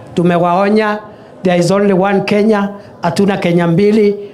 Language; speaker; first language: English; non-native, local second language; Swahili